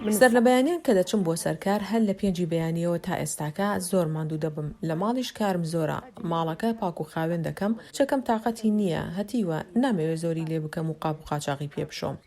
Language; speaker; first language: Central Kurdish; non-native, local second language; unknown